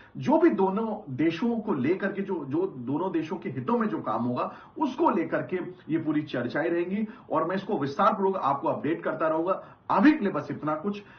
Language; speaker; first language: Hindi; native; Hindi